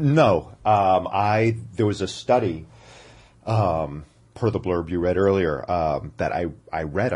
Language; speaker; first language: English; native; English